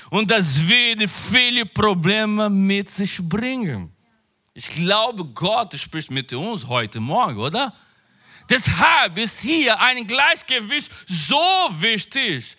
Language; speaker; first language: German; non-native, learner; Portuguese